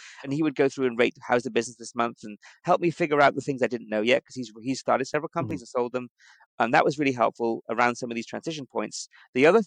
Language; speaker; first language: English; native; English